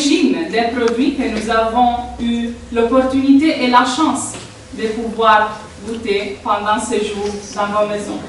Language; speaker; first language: French; non-native, fluent; Italian